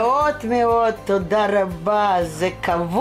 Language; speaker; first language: Hebrew; non-native, learner; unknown